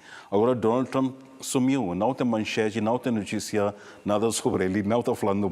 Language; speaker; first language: Portuguese; non-native, fluent; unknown